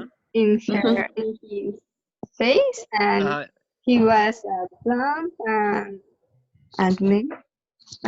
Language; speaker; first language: English; non-native, learner; Spanish